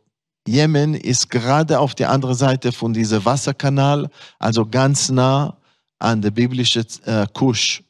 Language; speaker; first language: German; non-native, fluent; Hebrew